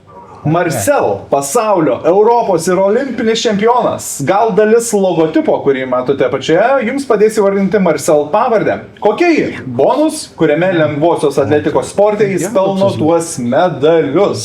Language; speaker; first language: Lithuanian; native; Lithuanian